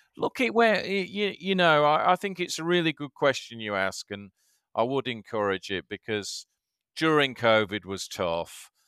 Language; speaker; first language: English; native; English